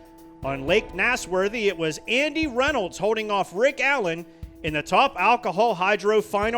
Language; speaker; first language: English; native; English